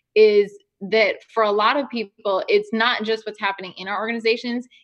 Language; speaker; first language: English; native; English